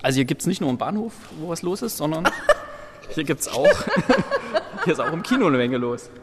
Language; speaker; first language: German; native; German